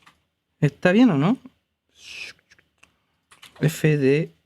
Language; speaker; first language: Spanish; native; Spanish